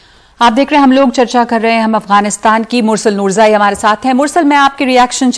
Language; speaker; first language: Hindi; native; Hindi